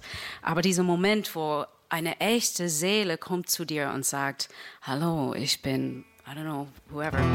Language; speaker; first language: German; non-native, fluent; English